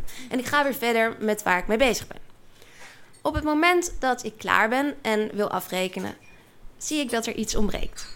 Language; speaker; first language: Dutch; native; Dutch